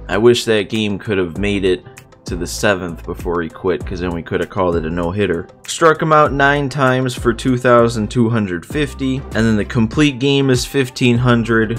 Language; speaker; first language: English; native; English